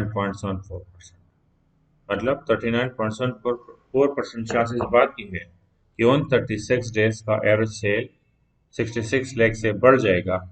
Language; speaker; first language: Hindi; non-native, local second language; Punjabi